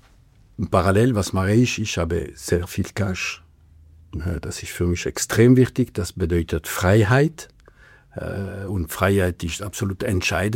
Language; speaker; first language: German; non-native, local second language; French